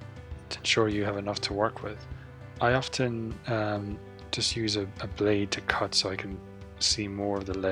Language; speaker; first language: English; native; English